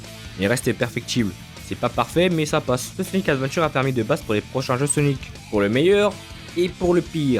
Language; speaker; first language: French; native; French